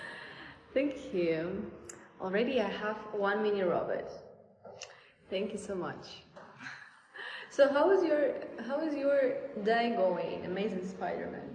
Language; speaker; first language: English; non-native, fluent; Russian